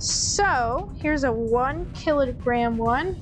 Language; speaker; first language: English; native; English